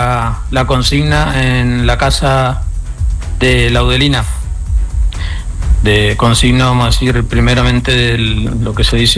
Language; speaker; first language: Spanish; native; Spanish